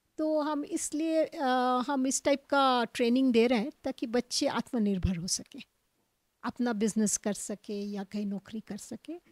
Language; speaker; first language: Hindi; non-native, local second language; Bangla